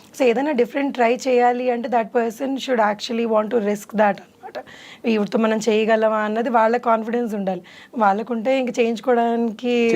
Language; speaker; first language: Telugu; native; Telugu